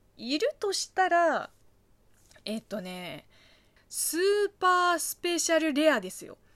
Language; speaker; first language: Japanese; non-native, fluent; Chinese